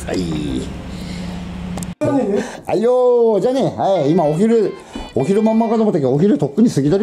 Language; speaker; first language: Japanese; native; Japanese